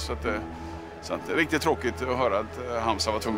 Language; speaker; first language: Swedish; native; Swedish